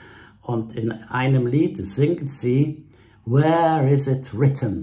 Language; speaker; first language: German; non-native, fluent; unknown